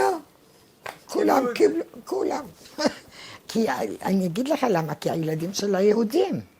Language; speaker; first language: Hebrew; non-native, fluent; Arabic